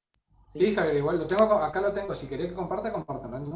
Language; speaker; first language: Spanish; native; Spanish